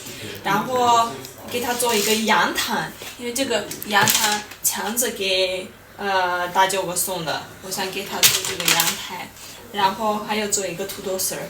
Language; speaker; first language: Chinese; non-native, fluent; Armenian